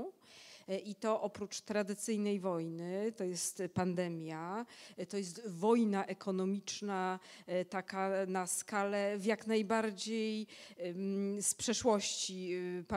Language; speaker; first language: Polish; native; Polish